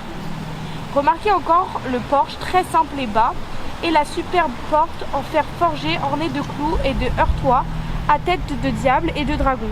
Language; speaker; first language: French; native; French